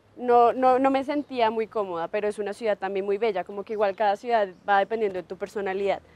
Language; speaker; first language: Spanish; native; Spanish